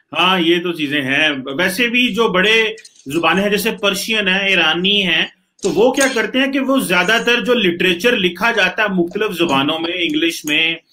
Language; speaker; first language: Urdu; non-native, local second language; Punjabi